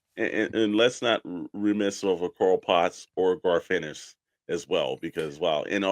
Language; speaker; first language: English; native; English